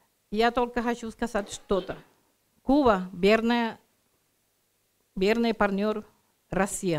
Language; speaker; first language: Russian; non-native, learner; Spanish